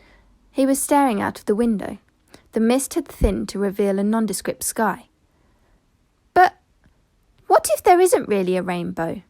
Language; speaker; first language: English; native; English